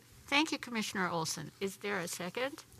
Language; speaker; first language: English; native; English